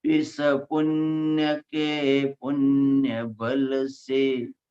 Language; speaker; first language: Hindi; non-native, local second language; Marathi